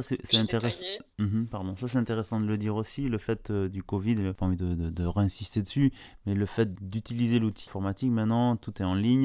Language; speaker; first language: French; native; French